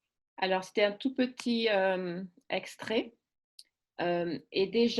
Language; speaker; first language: French; native; French